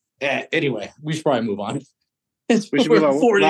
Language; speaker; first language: English; native; English